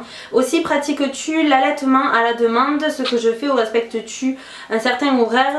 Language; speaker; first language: French; native; French